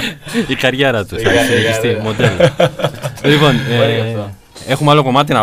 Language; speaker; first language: Greek; native; Greek